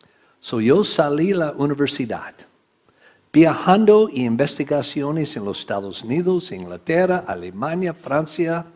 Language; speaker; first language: Spanish; non-native, learner; English